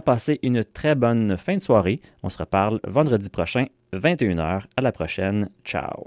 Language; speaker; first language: French; native; French